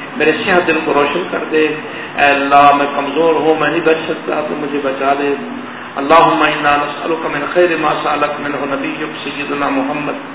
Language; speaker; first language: Urdu; non-native, local second language; Saraiki